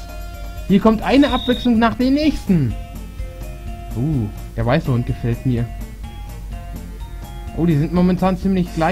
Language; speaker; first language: German; native; German